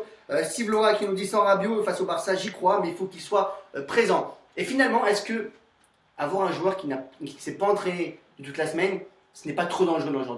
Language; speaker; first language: French; native; French